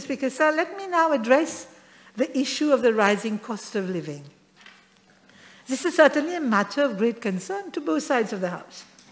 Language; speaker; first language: English; non-native, local second language; Morisyen